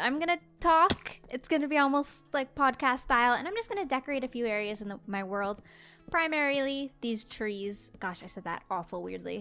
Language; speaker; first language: English; native; English